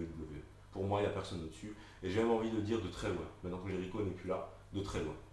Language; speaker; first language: French; native; French